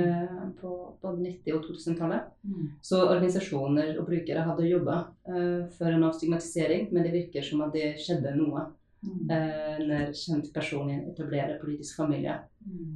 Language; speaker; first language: Norwegian; non-native, fluent; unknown